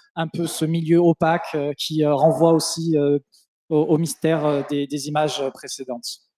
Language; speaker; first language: French; native; French